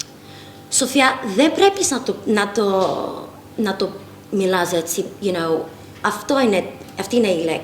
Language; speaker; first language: Greek; early bilingual, heritage; English